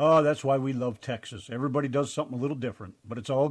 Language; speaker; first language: English; native; English